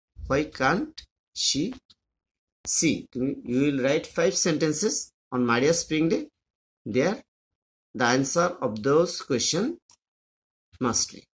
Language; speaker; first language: English; non-native, fluent; Bangla